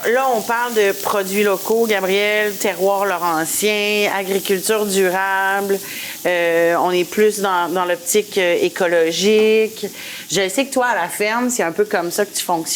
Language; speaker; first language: French; native; French